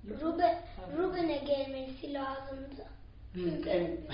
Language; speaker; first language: Turkish; non-native, learner; German